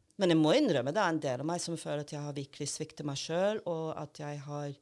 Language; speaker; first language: Norwegian; non-native, fluent; English